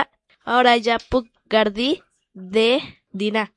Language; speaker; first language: Catalan; non-native, learner; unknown